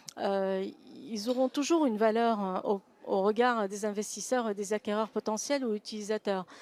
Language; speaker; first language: French; non-native, local second language; Arabic